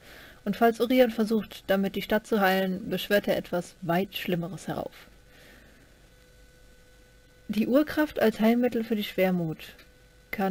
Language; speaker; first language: German; native; German